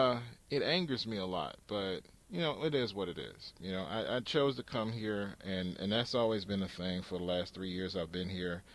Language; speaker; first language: English; native; English